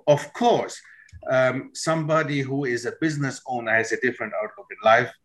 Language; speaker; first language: English; non-native, fluent; German